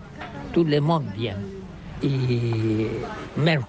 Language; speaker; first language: French; non-native, learner; Catalan